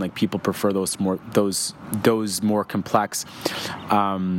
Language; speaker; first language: English; native; English